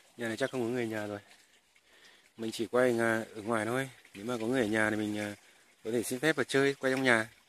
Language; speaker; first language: Vietnamese; non-native, local second language; Tày